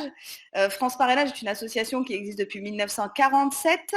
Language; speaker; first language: French; native; French